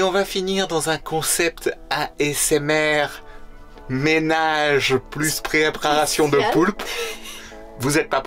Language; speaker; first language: French; native; French